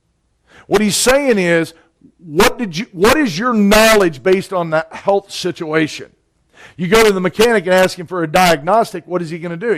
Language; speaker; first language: English; native; English